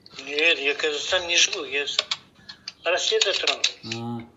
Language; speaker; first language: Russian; non-native, local second language; Kazakh